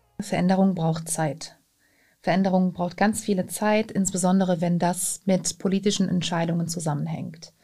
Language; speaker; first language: German; non-native, fluent; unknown